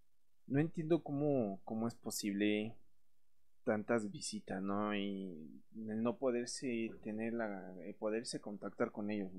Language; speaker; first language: Spanish; native; Spanish